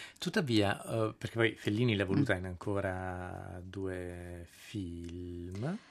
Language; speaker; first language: Italian; native; Italian